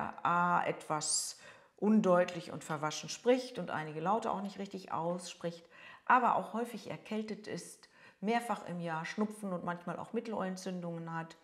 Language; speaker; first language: German; native; German